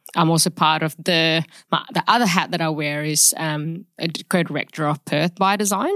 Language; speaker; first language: English; early bilingual, other home language; Indonesian